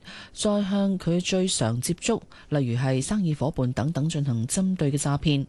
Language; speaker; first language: Cantonese; native; Cantonese